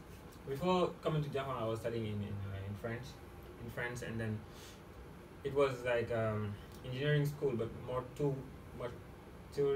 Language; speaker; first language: English; non-native, fluent; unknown